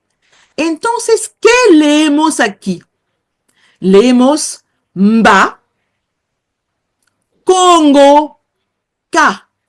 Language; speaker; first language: Spanish; non-native, fluent; Kongo